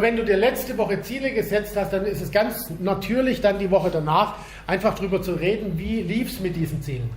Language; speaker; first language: German; native; German